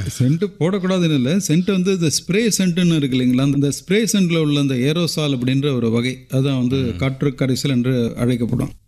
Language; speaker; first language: Tamil; native; Tamil